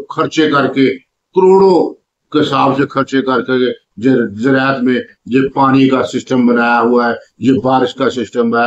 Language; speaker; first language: Urdu; non-native, local second language; Punjabi